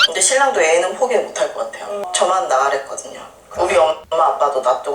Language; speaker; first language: Korean; native; Korean